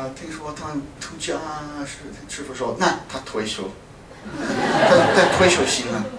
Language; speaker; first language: Chinese; non-native, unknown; English